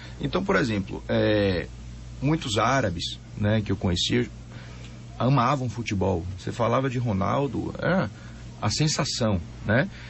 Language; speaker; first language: Portuguese; native; Portuguese